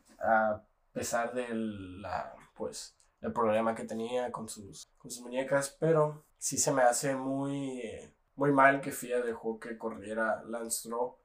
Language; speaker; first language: Spanish; native; Spanish